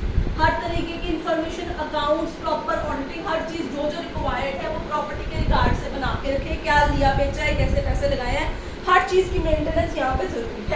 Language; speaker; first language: Hindi; native; Hindi